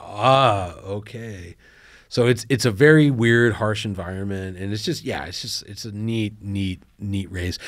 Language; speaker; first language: English; native; English